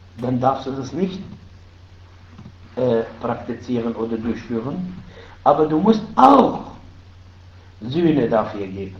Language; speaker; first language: German; non-native, fluent; Arabic